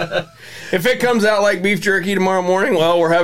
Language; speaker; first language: English; native; English